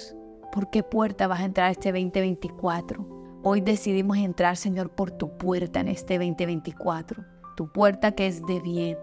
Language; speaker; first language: Spanish; native; Spanish